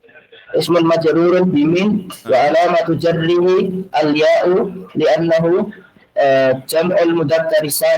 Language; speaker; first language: Arabic; non-native, learner; Indonesian